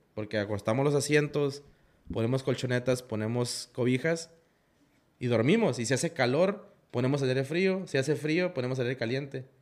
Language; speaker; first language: Spanish; native; Spanish